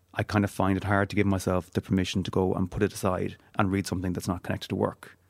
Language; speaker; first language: English; native; English